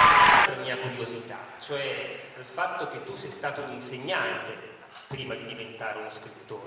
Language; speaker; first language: Italian; native; Italian